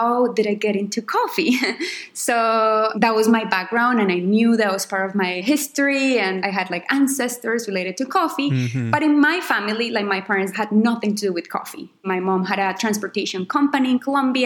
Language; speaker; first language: English; non-native, fluent; Spanish